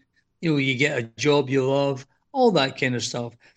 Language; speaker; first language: English; native; English